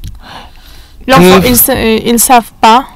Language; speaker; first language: French; non-native, fluent; Arabic